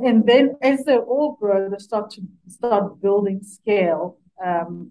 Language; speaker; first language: English; non-native, local second language; Northern Sotho